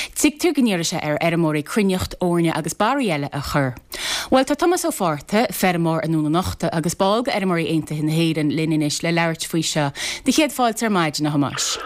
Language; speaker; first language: Irish; native; Irish